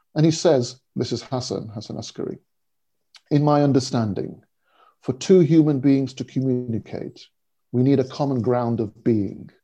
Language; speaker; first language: English; native; English